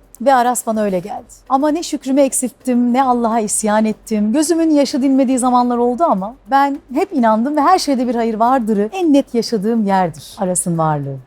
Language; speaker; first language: Turkish; native; Turkish